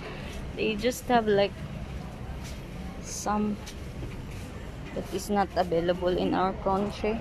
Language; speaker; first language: English; non-native, local second language; Filipino